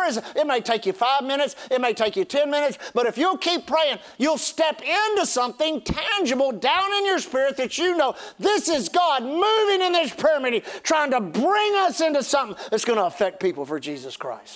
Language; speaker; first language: English; native; English